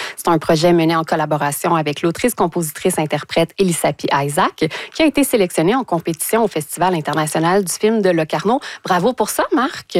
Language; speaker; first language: French; native; French